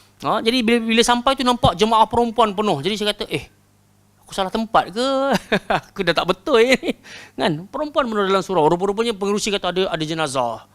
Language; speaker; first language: Malay; native; Malay